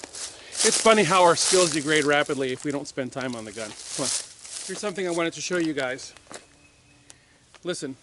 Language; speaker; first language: English; native; English